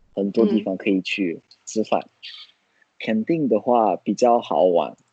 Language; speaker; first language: Chinese; non-native, fluent; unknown